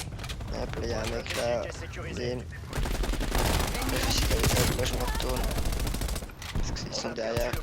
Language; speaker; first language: French; native; French